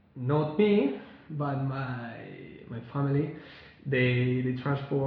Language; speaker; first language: English; non-native, learner; Spanish